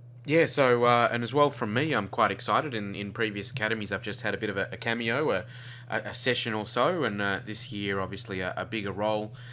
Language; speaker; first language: English; native; English